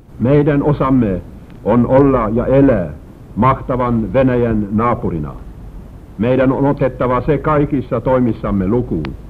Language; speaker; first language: Finnish; non-native, local second language; Swedish